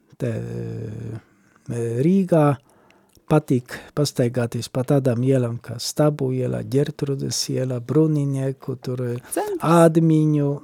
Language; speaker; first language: Latvian; non-native, fluent; Polish